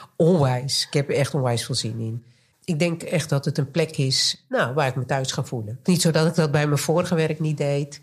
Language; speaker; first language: Dutch; native; Dutch